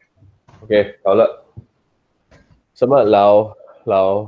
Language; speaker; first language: Chinese; non-native, learner; Indonesian